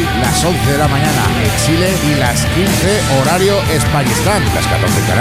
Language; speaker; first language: Spanish; native; Spanish